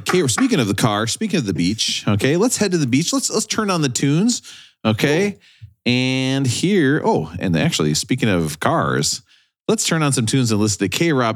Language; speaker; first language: English; native; English